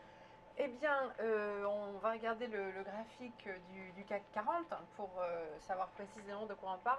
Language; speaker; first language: French; native; French